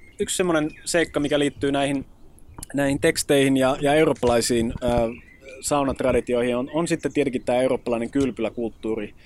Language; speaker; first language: Finnish; early bilingual, other home language; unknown